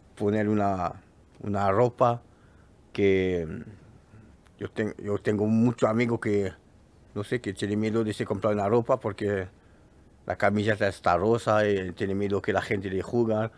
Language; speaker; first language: Spanish; non-native, learner; French